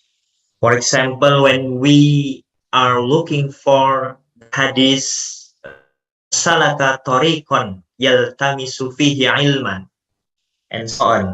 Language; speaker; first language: English; non-native, fluent; Indonesian